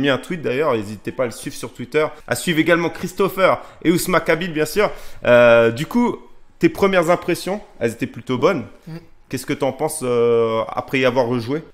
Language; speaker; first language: French; native; French